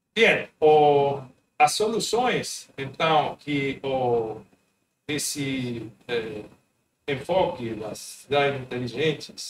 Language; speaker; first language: Portuguese; non-native, fluent; Spanish